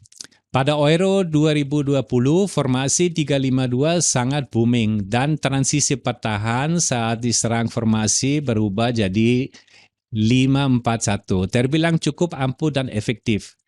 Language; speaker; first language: Indonesian; non-native, fluent; German